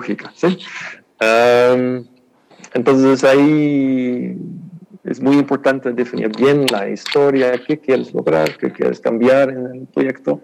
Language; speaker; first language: Spanish; non-native, fluent; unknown